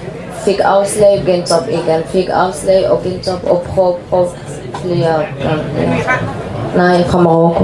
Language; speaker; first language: Danish; non-native, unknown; Arabic